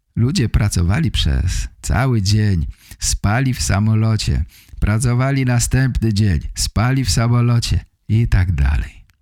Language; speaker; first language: Polish; native; Polish